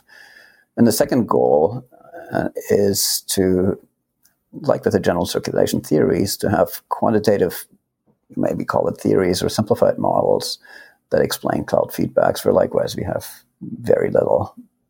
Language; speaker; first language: English; non-native, fluent; Finnish